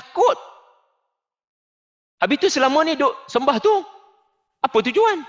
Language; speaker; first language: Malay; native; Malay